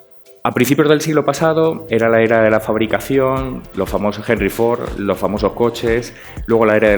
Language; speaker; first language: Spanish; native; Spanish